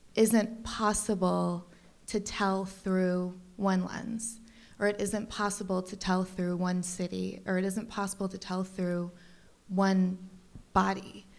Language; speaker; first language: English; native; English